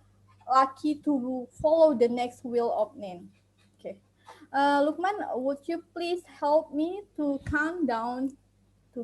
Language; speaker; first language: English; non-native, learner; Indonesian